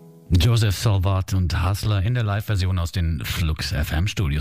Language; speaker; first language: German; native; German